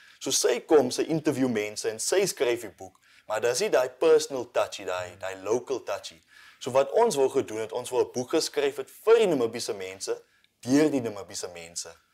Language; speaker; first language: Afrikaans; non-native, local second language; English